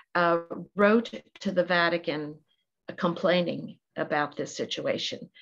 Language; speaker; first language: English; native; English